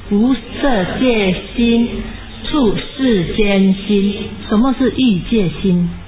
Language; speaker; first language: Chinese; native; Chinese